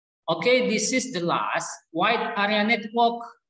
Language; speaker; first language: English; non-native, learner; Indonesian